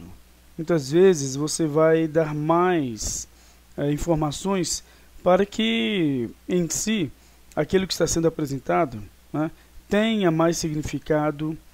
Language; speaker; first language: Portuguese; native; Portuguese